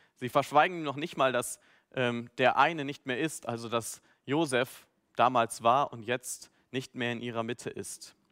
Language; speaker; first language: German; native; German